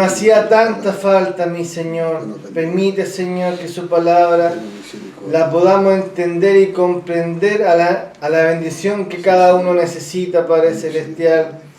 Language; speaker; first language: Spanish; native; Spanish